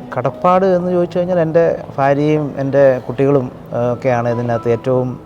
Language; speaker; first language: Malayalam; native; Malayalam